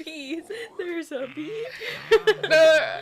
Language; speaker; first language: English; native; English